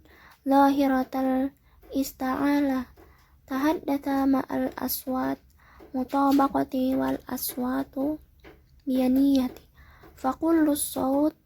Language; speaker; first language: Arabic; non-native, learner; Indonesian